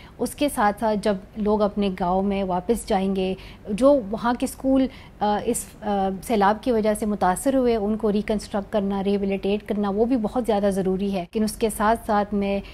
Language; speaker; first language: Urdu; non-native, local second language; Pashto